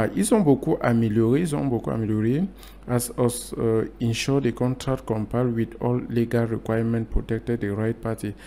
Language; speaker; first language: English; non-native, local second language; French